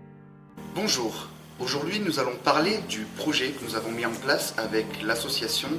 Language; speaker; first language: French; native; French